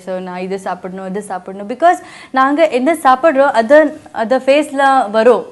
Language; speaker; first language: Tamil; non-native, learner; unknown